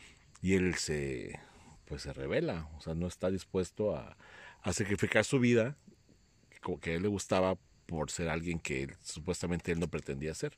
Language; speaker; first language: Spanish; native; Spanish